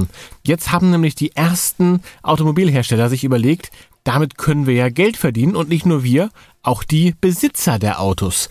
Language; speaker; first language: German; native; German